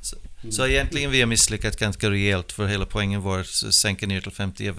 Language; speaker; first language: Swedish; non-native, fluent; English